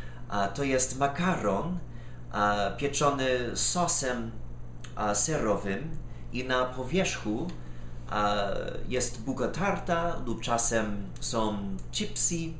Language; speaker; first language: Polish; non-native, fluent; English